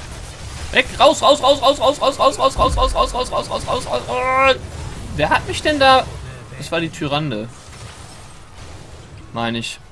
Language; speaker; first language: German; native; German